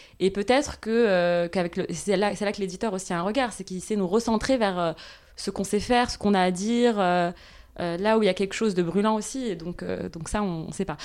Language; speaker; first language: French; non-native, local second language; Arabic